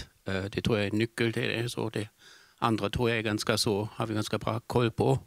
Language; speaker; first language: Swedish; non-native, fluent; German